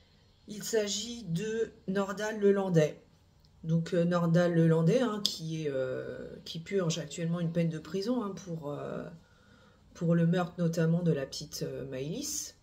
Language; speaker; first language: French; native; French